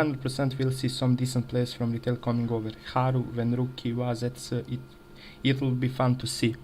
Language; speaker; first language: English; non-native, fluent; Serbian